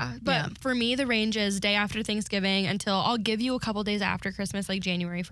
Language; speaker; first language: English; native; English